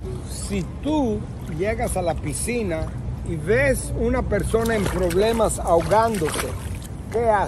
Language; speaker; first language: Spanish; non-native, fluent; English